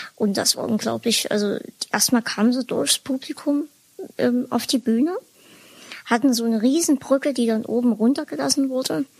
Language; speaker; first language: German; native; German